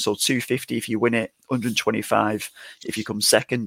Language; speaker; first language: English; native; English